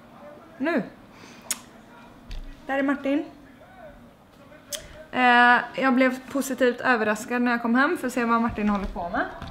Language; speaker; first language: Swedish; native; Swedish